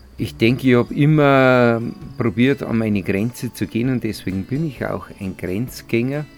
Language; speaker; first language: German; native; German